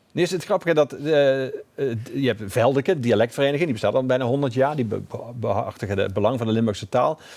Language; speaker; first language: Dutch; native; Dutch